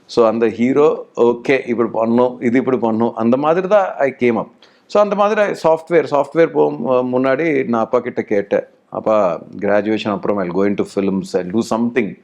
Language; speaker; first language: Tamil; non-native, learner; Telugu